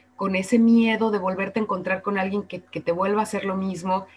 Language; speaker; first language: Spanish; native; Spanish